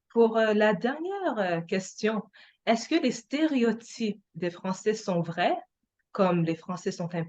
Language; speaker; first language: French; non-native, fluent; English